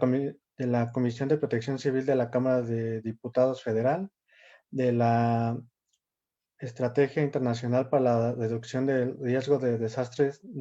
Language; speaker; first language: Spanish; native; Spanish